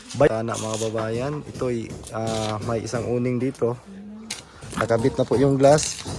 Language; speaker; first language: Filipino; non-native, local second language; Cebuano